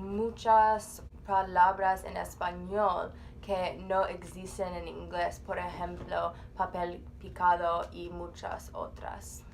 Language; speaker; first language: Spanish; non-native, learner; English